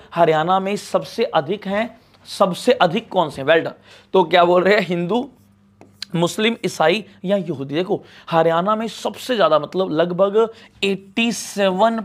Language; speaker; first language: Hindi; non-native, local second language; Punjabi